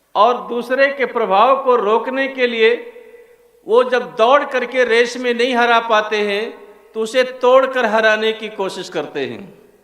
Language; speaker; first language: Hindi; non-native, local second language; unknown